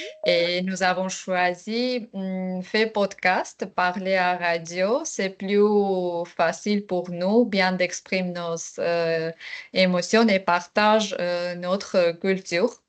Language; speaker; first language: French; non-native, learner; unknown